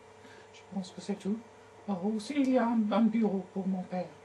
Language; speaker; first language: French; non-native, learner; English